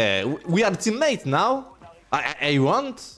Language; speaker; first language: English; non-native, learner; French